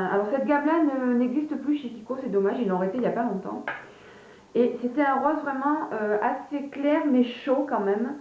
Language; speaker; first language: French; native; French